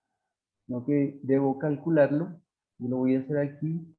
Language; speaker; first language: Spanish; native; Spanish